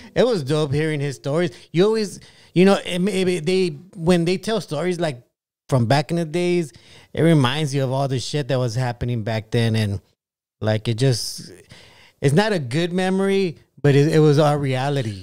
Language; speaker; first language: English; native; English